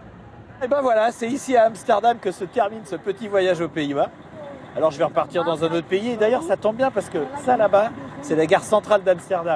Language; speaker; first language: French; native; French